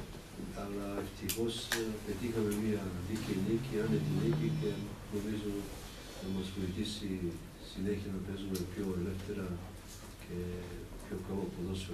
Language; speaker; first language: Greek; non-native, fluent; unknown